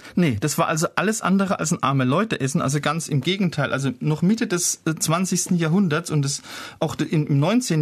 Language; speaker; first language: German; native; German